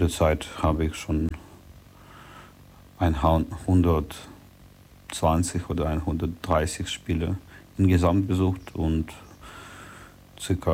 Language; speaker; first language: German; non-native, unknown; Russian